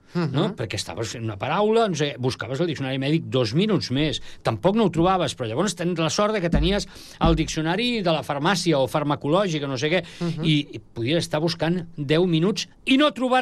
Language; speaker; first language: Catalan; native; Catalan